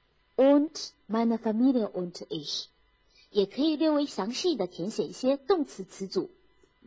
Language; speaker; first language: German; non-native, fluent; Chinese